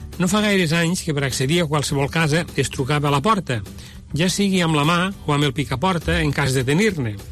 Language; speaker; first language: Catalan; native; Catalan